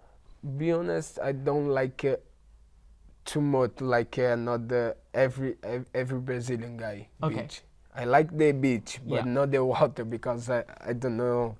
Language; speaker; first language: English; non-native, learner; Portuguese